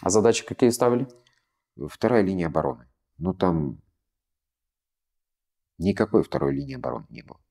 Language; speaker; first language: Russian; native; Russian